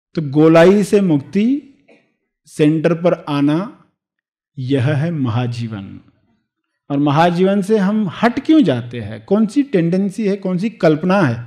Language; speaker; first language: Hindi; native; Hindi